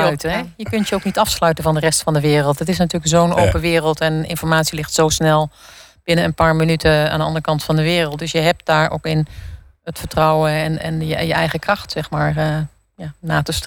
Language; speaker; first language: Dutch; native; Dutch